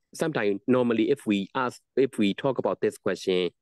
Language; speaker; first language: English; non-native, learner; Burmese